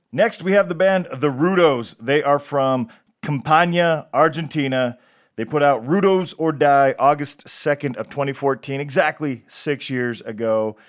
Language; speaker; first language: English; native; English